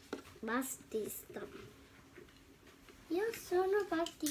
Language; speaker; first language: Italian; early bilingual, other home language; Filipino